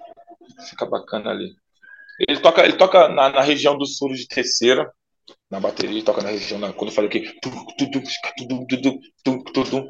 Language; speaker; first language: Portuguese; native; Portuguese